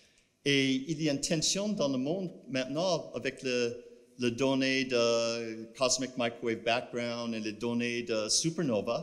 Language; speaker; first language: French; non-native, fluent; English